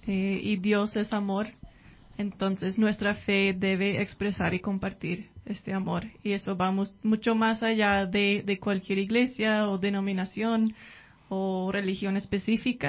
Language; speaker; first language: Spanish; non-native, fluent; English